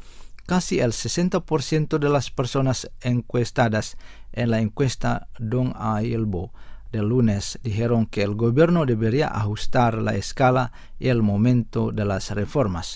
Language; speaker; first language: Spanish; non-native, fluent; Indonesian